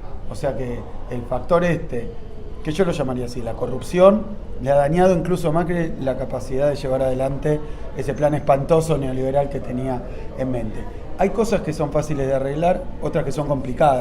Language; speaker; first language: Spanish; native; Spanish